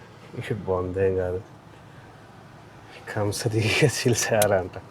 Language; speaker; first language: Arabic; non-native, learner; Telugu